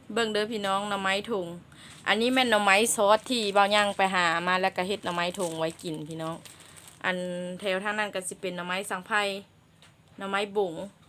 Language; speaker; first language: Thai; native; Thai